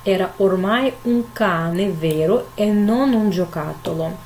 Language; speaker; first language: Italian; non-native, fluent; Russian